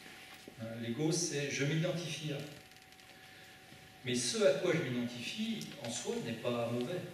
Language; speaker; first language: French; native; French